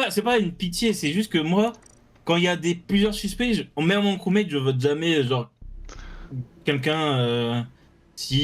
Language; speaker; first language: French; native; French